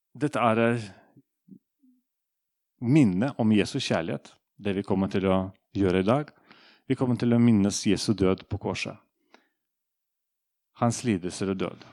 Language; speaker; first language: Norwegian; non-native, fluent; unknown